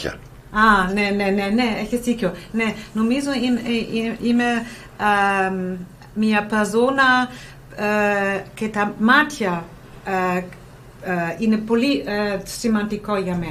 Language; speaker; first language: Greek; non-native, learner; German